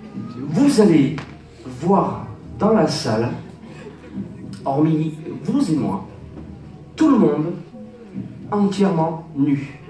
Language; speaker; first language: French; native; French